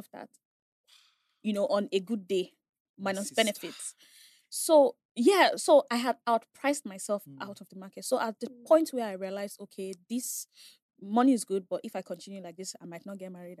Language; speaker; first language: English; non-native, local second language; Igbo